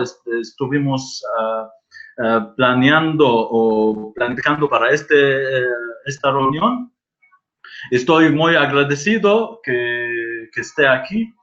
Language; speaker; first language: Spanish; non-native, fluent; Arabic